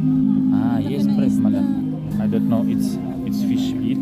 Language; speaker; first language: English; non-native, learner; Russian